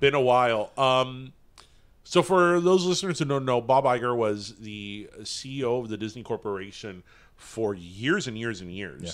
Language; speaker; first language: English; early bilingual, other home language; Spanish